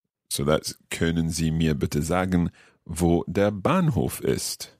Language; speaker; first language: German; non-native, learner; English